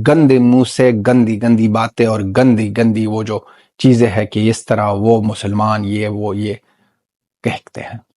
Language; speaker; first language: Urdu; non-native, fluent; Pashto